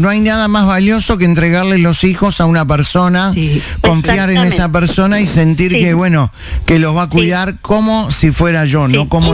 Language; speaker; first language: Spanish; native; Spanish